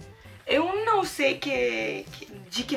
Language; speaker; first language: Portuguese; non-native, learner; French